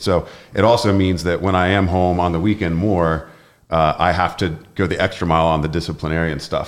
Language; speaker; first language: English; native; English